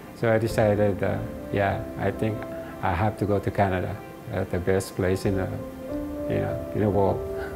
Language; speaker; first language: English; non-native, local second language; Filipino